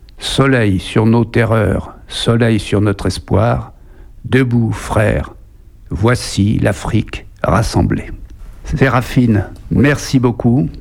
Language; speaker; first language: French; native; French